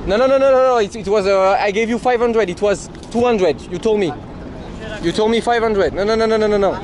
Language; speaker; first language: English; non-native, learner; French